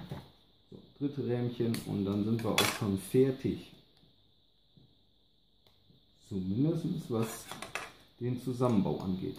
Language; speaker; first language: German; native; German